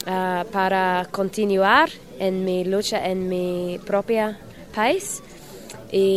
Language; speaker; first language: Spanish; non-native, learner; English